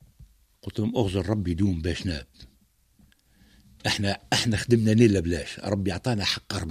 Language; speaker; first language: Arabic; native; Arabic